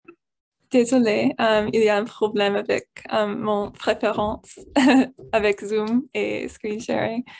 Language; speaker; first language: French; non-native, learner; English